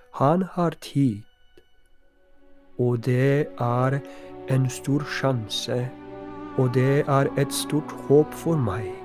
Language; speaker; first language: Norwegian; non-native, fluent; Polish